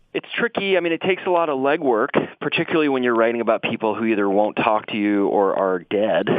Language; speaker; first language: English; native; English